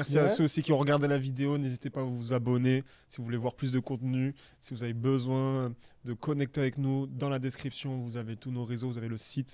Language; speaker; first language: French; native; French